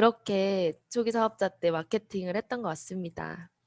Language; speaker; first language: Korean; native; Korean